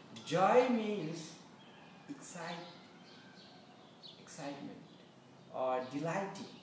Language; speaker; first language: English; non-native, fluent; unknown